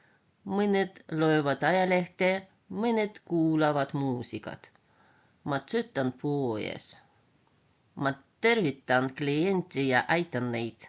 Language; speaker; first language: Estonian; non-native, local second language; Russian